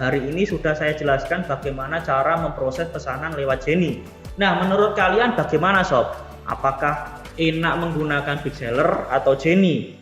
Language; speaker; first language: Indonesian; native; Indonesian